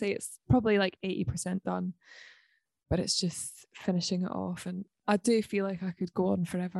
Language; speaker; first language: English; native; English